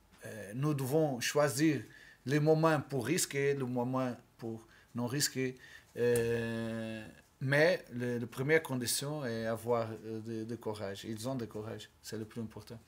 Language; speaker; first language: French; non-native, learner; Portuguese